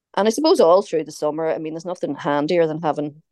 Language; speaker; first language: English; native; English